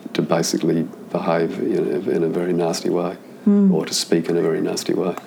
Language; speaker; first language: English; native; English